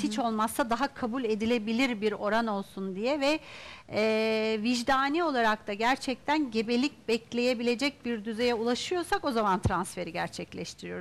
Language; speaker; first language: Turkish; native; Turkish